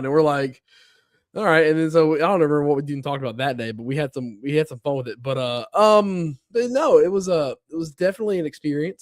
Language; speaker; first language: English; native; English